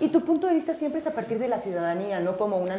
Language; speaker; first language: Spanish; native; Spanish